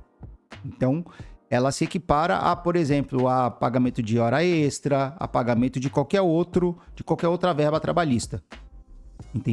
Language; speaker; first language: Portuguese; native; Portuguese